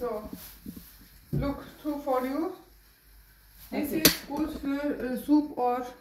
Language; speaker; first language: English; non-native, learner; Turkish